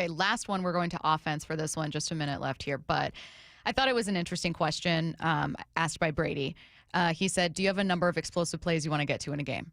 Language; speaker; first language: English; native; English